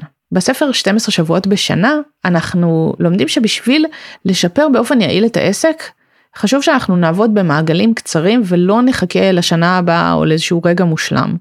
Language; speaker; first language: Hebrew; native; Hebrew